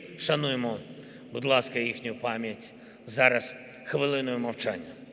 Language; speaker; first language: Ukrainian; non-native, local second language; Russian